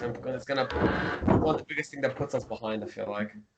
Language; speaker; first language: English; early bilingual, heritage; Mongolian